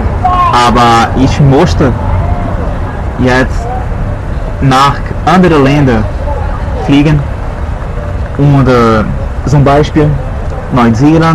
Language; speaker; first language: German; non-native, learner; Portuguese